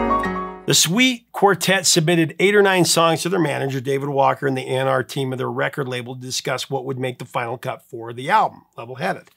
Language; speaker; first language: English; native; English